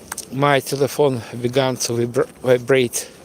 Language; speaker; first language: English; non-native, fluent; Russian